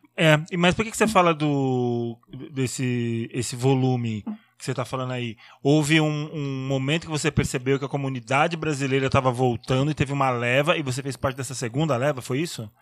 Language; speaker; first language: Portuguese; native; Portuguese